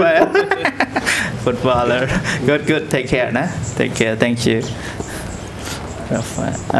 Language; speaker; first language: English; non-native, learner; Khmer